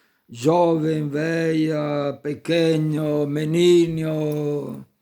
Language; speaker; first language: Portuguese; non-native, fluent; Italian